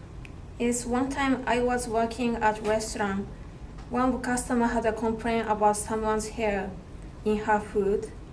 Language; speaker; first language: English; non-native, learner; Japanese